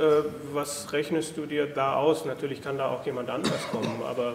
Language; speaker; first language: German; native; German